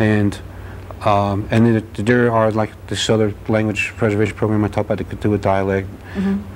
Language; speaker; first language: English; native; English